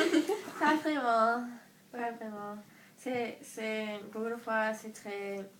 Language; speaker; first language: French; non-native, learner; English